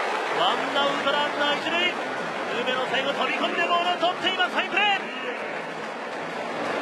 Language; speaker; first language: Japanese; native; Japanese